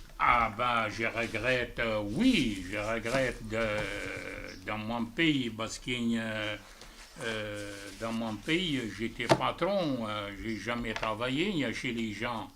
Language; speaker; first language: French; non-native, fluent; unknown